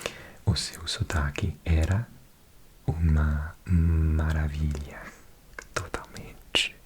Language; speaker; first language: Portuguese; non-native, fluent; English